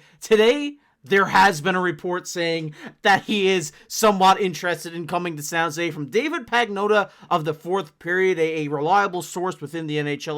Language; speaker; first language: English; native; English